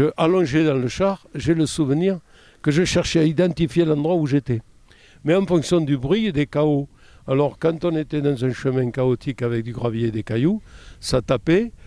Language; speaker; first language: French; native; French